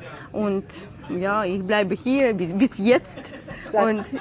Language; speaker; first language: German; non-native, learner; Ukrainian